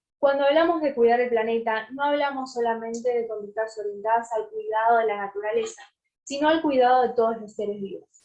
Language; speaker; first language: Spanish; native; Spanish